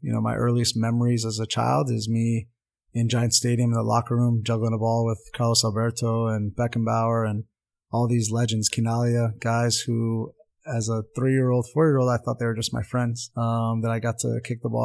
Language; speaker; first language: English; non-native, local second language; Armenian